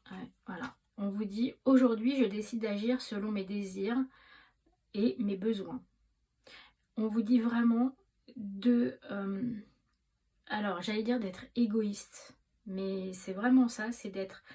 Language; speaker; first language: French; native; French